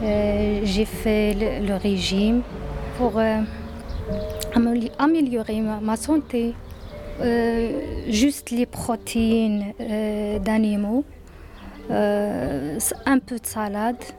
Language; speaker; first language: French; non-native, learner; Berber languages